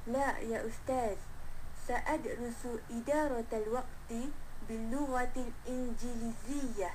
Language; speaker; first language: Arabic; non-native, learner; Malay